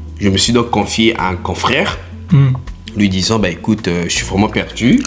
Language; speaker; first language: French; non-native, local second language; Lingala